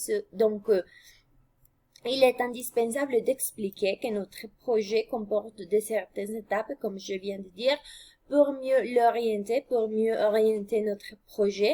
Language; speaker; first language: French; non-native, fluent; Spanish